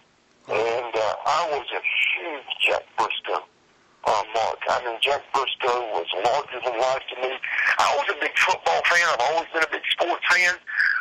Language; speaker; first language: English; native; English